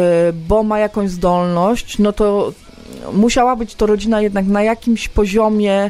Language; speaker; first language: Polish; native; Polish